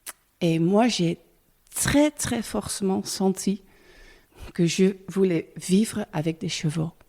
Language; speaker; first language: French; non-native, learner; Dutch